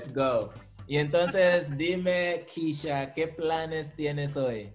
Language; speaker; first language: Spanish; non-native, local second language; English